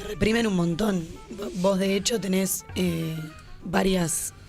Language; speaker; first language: Spanish; native; Spanish